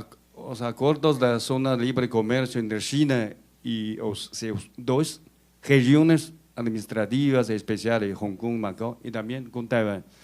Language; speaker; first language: Portuguese; non-native, learner; Chinese